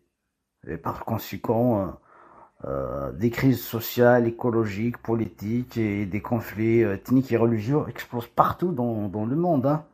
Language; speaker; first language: French; non-native, local second language; Kabyle